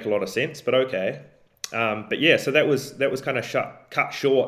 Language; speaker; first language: English; native; English